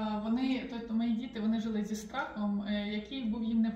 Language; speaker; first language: Ukrainian; native; Ukrainian